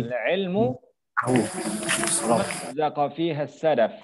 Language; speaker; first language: Arabic; non-native, fluent; Indonesian